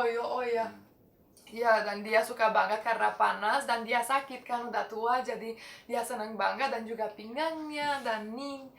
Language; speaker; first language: Indonesian; non-native, fluent; Romanian